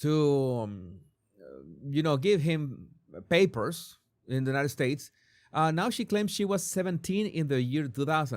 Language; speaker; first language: English; non-native, fluent; Spanish